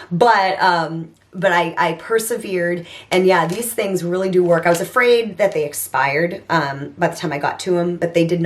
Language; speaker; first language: English; native; English